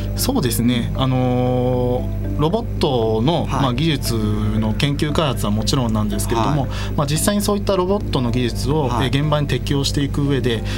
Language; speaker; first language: Japanese; native; Japanese